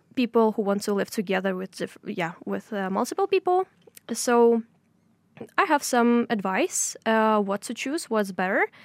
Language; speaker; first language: English; non-native, fluent; Russian